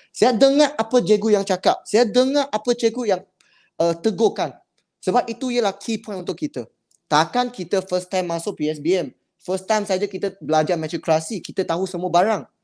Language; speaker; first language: Malay; non-native, local second language; Chinese